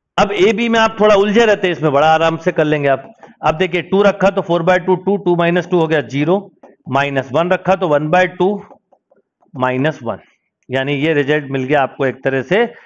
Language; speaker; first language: Hindi; native; Hindi